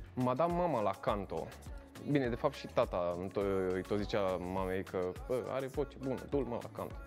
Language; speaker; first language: Romanian; early bilingual, heritage; Romanian